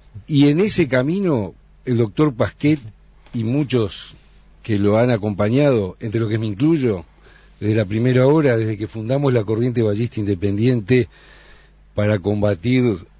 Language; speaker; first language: Spanish; native; Spanish